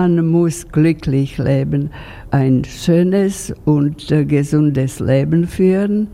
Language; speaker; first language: German; non-native, fluent; Slovak